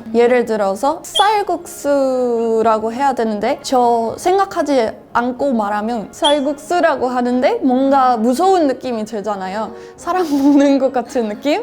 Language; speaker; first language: Korean; non-native, fluent; English